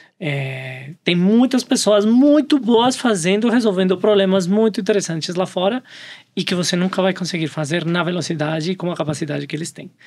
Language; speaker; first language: Portuguese; non-native, fluent; Spanish